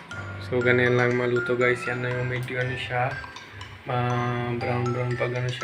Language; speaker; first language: Filipino; non-native, learner; Punjabi